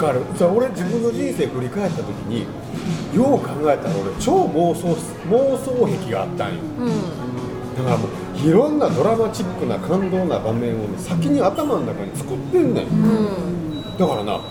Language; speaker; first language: Japanese; native; Japanese